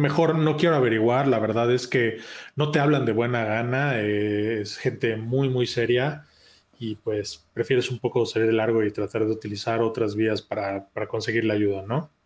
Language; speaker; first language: Spanish; native; Spanish